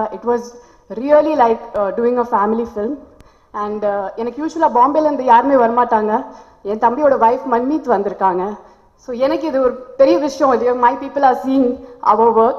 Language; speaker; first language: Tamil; non-native, local second language; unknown